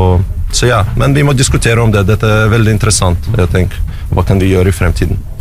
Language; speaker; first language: Norwegian; non-native, learner; Russian